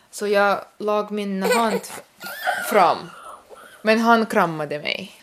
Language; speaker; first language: Swedish; non-native, fluent; Russian